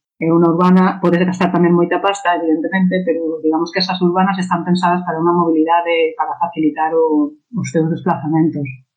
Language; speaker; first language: Galician; non-native, local second language; Spanish